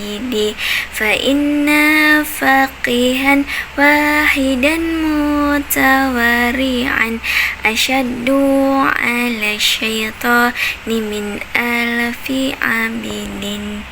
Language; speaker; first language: Arabic; non-native, learner; Indonesian